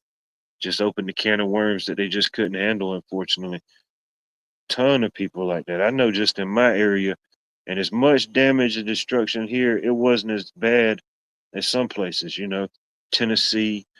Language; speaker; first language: English; native; English